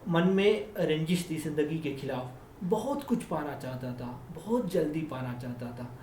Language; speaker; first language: Hindi; non-native, local second language; Malayalam